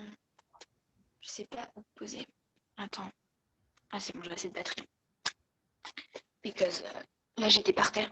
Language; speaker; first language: French; native; French